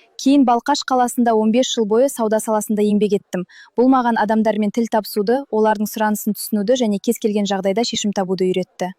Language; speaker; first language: Kazakh; non-native, local second language; Russian